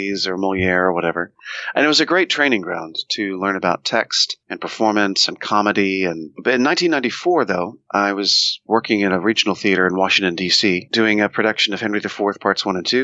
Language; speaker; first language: English; native; English